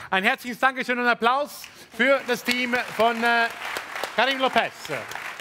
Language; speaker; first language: German; native; German